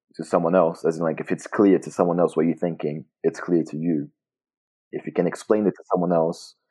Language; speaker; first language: English; non-native, fluent; Portuguese